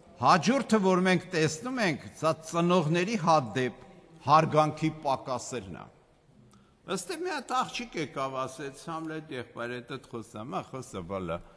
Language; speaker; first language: Armenian; native; Armenian